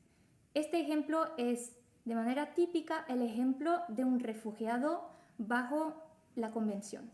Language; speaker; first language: Spanish; non-native, fluent; French